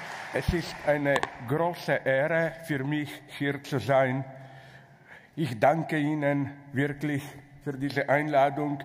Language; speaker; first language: German; non-native, learner; Slovenian